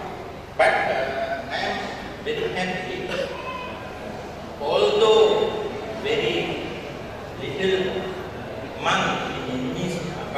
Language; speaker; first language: English; non-native, learner; Sinhala